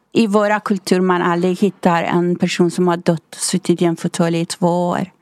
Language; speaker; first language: Swedish; non-native, fluent; Persian